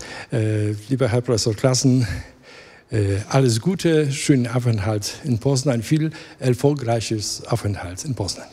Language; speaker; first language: German; non-native, fluent; Polish